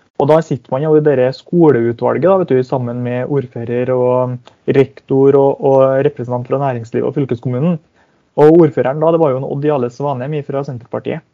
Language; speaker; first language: Norwegian; native; Norwegian